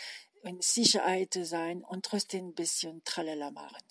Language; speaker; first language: German; non-native, learner; French